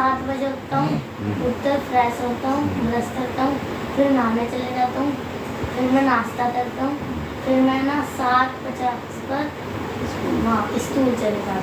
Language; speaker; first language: Hindi; native; Hindi